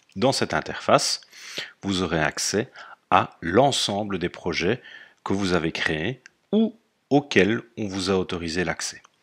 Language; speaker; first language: French; native; French